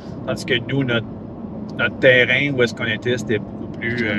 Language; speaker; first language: French; native; French